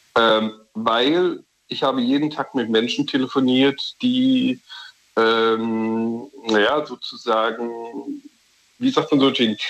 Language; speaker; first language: German; native; German